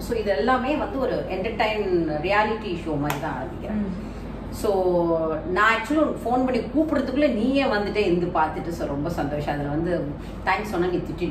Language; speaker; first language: Tamil; native; Tamil